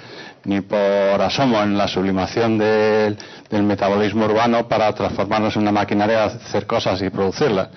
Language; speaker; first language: Spanish; native; Spanish